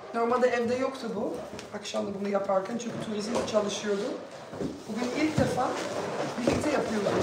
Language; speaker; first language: Turkish; early bilingual, other home language; Dutch